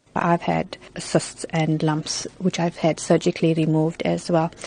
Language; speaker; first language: English; native; English